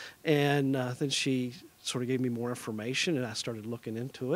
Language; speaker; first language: English; native; English